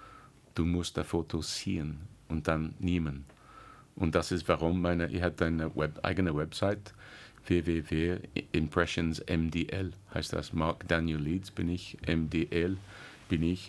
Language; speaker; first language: German; non-native, learner; English